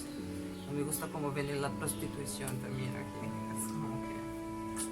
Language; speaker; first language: Spanish; non-native, fluent; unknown